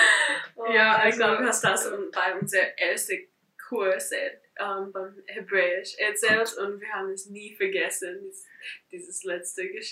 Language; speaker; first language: German; non-native, fluent; English